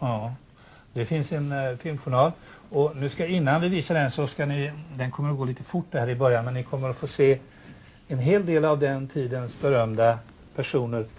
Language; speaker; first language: Swedish; native; Swedish